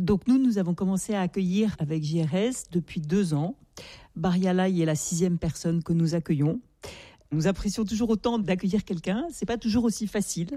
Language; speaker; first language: French; native; French